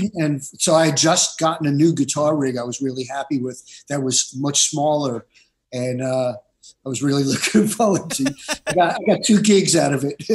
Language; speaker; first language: English; native; English